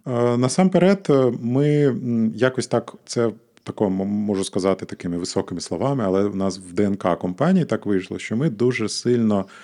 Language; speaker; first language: Ukrainian; non-native, local second language; Russian